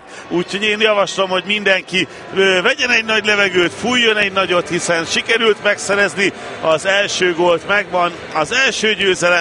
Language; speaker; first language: Hungarian; native; Hungarian